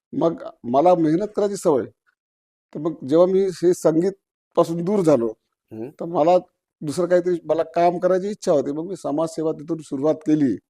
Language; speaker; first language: Marathi; native; Marathi